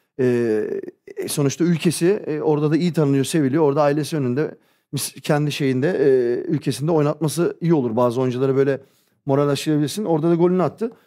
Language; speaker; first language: Turkish; early bilingual, heritage; Turkish